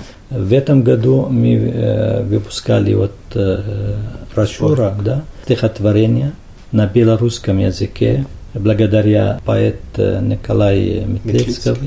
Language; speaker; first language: Russian; non-native, fluent; Arabic